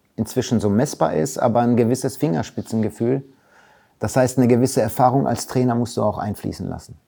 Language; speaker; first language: German; early bilingual, other home language; Polish